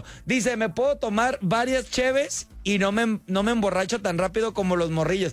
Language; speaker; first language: Spanish; native; Spanish